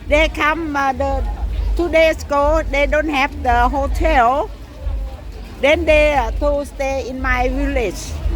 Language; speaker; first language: English; non-native, learner; Thai